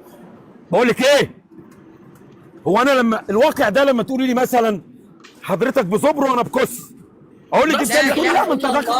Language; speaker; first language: Arabic; native; Arabic